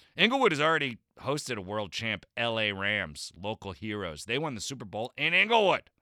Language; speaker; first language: English; native; English